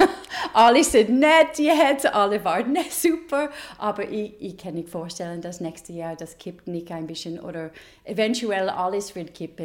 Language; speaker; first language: German; non-native, learner; English